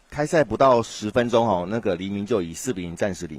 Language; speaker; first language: Chinese; native; Chinese